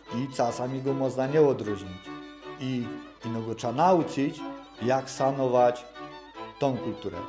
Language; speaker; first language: Polish; native; Polish